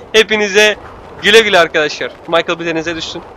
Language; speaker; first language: Turkish; native; Turkish